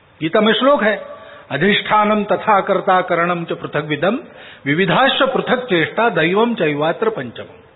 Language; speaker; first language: Hindi; non-native, local second language; Marathi